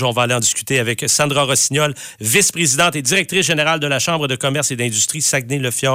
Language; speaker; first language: French; native; French